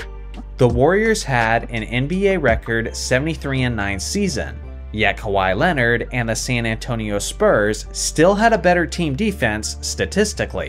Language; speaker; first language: English; native; English